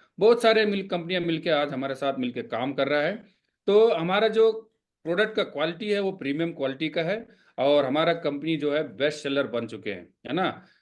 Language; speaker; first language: Hindi; non-native, local second language; Kannada